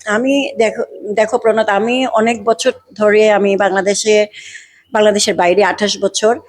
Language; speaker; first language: Bangla; native; Bangla